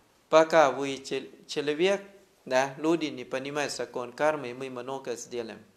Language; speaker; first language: Russian; non-native, fluent; Thai